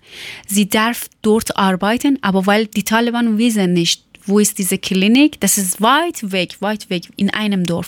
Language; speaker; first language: German; non-native, fluent; Persian